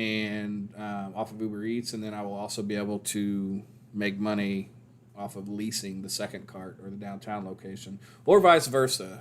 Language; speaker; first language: English; native; English